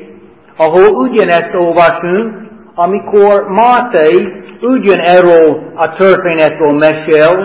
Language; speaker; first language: Hungarian; non-native, learner; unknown